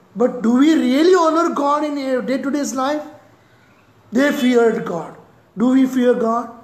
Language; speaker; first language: English; non-native, local second language; Marathi